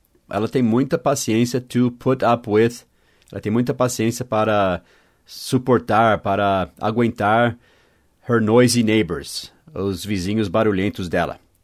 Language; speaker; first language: Portuguese; non-native, fluent; English